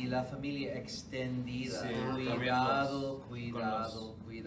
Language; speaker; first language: Spanish; non-native, fluent; English